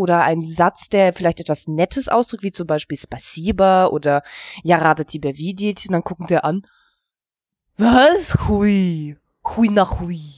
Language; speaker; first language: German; early bilingual, other home language; Russian